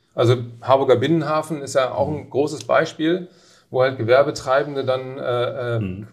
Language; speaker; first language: German; native; German